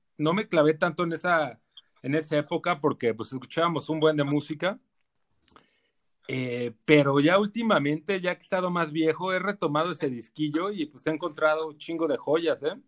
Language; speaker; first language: Spanish; native; Spanish